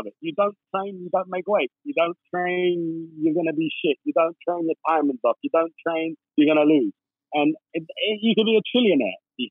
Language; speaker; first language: English; native; English